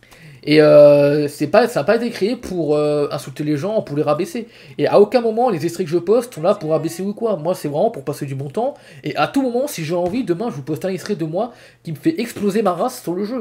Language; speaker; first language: French; native; French